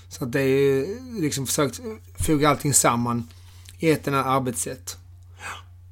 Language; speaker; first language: Swedish; native; Swedish